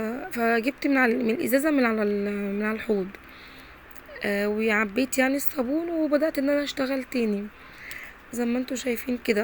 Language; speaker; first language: Arabic; native; Arabic